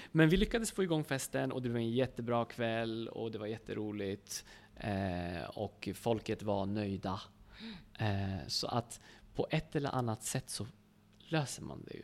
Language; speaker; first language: Swedish; early bilingual, other home language; Kurdish